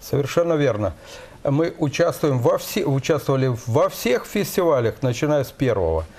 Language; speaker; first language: Russian; native; Russian